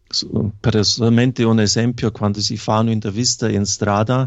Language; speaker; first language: Italian; non-native, fluent; German